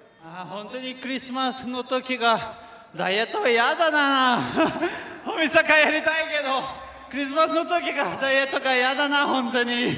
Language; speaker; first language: Japanese; early bilingual, other home language; Portuguese